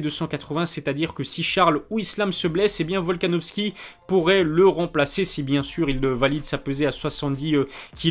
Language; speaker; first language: French; native; French